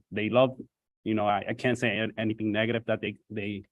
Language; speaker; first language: English; native; English